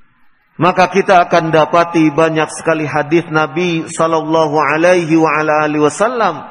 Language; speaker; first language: Indonesian; native; Indonesian